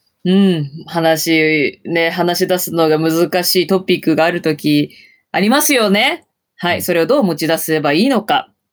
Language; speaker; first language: Japanese; native; Japanese